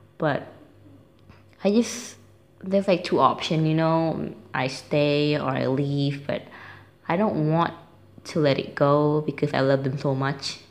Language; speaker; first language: English; non-native, fluent; Indonesian